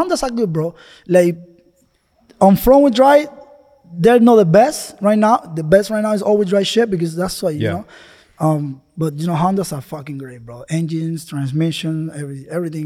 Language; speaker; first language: English; non-native, fluent; Spanish